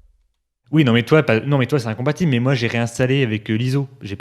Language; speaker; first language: French; native; French